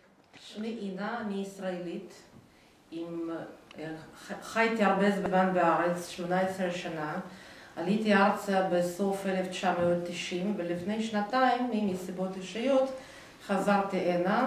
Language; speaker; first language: Hebrew; non-native, fluent; Russian